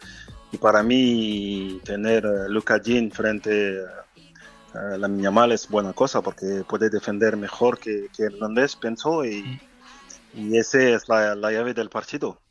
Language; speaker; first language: Spanish; non-native, fluent; French